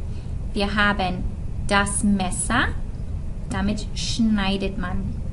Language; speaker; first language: German; non-native, fluent; English